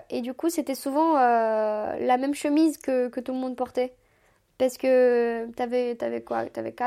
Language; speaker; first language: French; non-native, fluent; Romanian